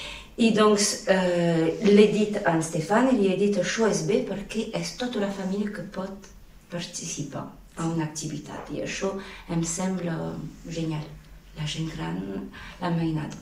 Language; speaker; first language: Catalan; non-native, local second language; French